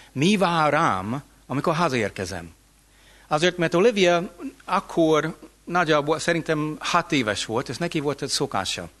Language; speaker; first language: Hungarian; non-native, fluent; English